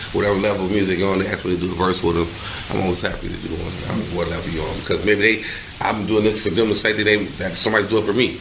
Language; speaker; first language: English; native; English